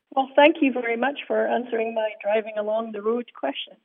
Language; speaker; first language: English; native; English